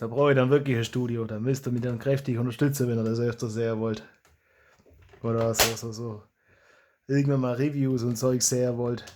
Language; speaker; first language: German; native; German